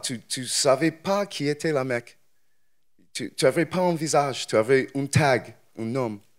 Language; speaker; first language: French; non-native, learner; English